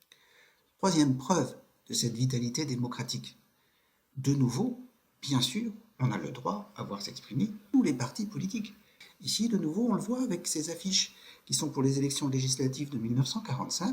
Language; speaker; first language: French; native; French